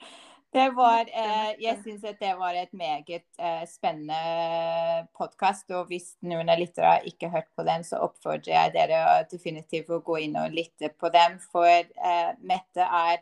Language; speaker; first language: Norwegian; non-native, fluent; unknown